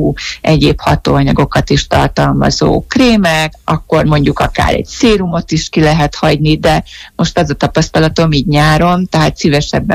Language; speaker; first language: Hungarian; native; Hungarian